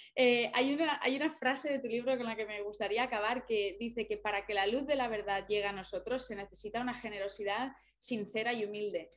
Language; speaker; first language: Spanish; native; Spanish